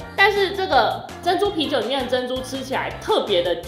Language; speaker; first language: Chinese; native; Chinese